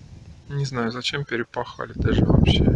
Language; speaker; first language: Russian; native; Russian